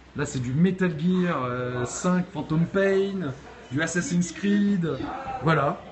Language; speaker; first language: French; native; French